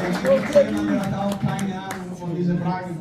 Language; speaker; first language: German; non-native, fluent; Spanish